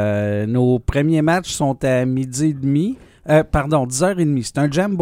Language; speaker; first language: French; native; French